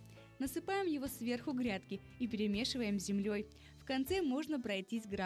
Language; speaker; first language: Russian; native; Russian